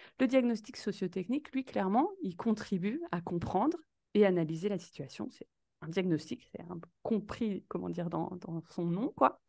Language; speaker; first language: French; native; French